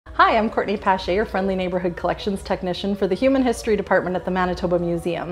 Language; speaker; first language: English; native; English